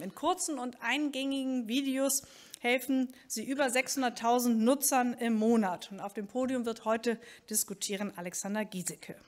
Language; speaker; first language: German; native; German